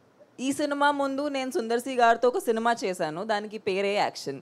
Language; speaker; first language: Telugu; non-native, fluent; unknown